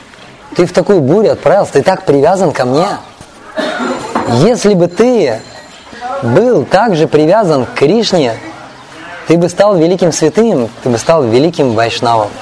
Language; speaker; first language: Russian; native; Russian